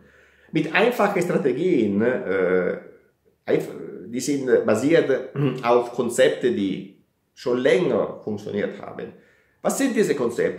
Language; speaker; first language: German; non-native, fluent; Italian